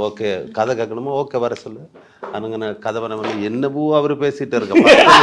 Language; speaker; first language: Tamil; non-native, learner; Malayalam